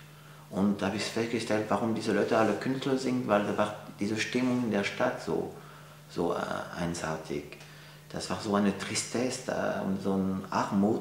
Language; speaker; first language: German; non-native, fluent; French